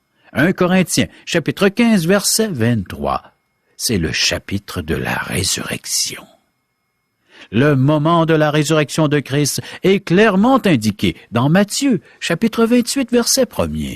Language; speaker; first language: French; native; French